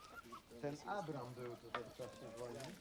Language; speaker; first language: Polish; early bilingual, heritage; Polish